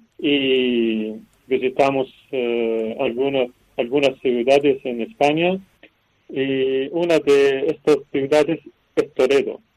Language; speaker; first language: Spanish; non-native, learner; Arabic